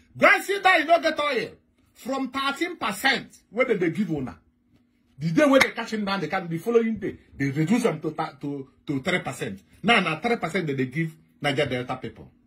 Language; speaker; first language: Nigerian Pidgin; non-native, local second language; Igbo